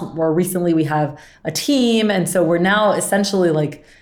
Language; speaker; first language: English; non-native, fluent; Spanish